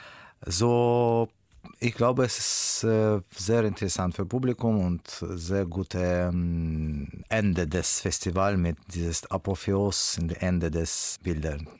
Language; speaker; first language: German; non-native, learner; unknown